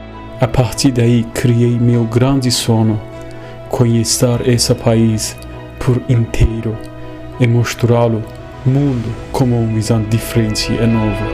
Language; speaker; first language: Portuguese; non-native, fluent; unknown